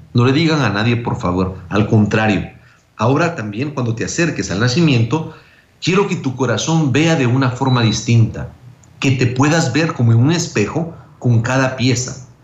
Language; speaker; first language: Spanish; native; Spanish